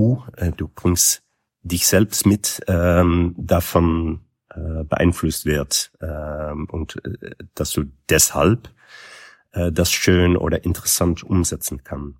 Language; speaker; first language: German; non-native, fluent; Dutch